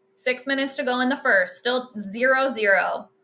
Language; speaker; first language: English; native; English